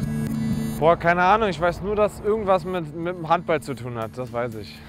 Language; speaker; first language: German; native; German